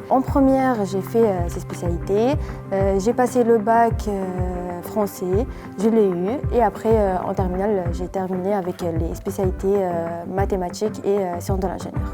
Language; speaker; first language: French; non-native, local second language; Arabic